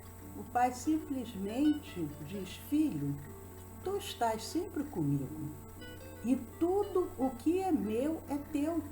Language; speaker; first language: Portuguese; native; Portuguese